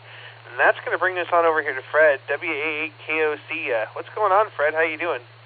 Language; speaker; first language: English; native; English